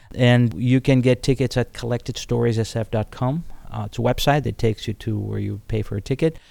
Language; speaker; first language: English; non-native, fluent; Ukrainian